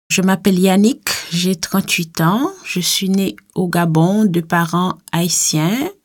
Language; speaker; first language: French; native; French